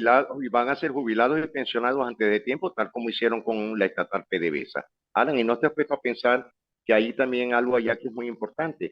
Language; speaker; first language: Spanish; native; Spanish